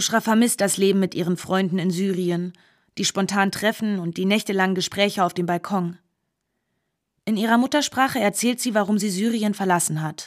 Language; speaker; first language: German; native; German